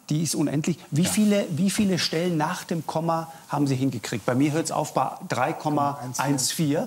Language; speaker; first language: German; native; German